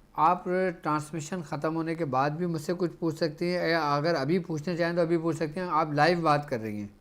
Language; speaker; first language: Urdu; native; Urdu